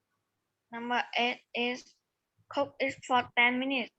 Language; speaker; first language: English; non-native, learner; Vietnamese